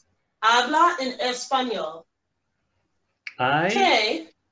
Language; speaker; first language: Spanish; non-native, fluent; English